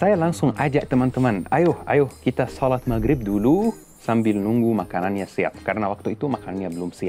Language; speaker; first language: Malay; non-native, fluent; Arabic